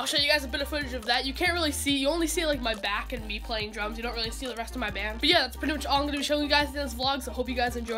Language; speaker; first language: English; native; English